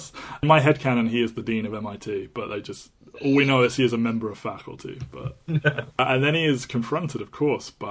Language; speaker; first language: English; native; English